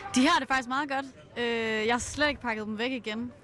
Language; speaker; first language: Danish; native; Danish